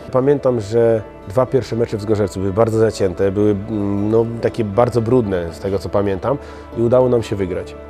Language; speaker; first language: Polish; native; Polish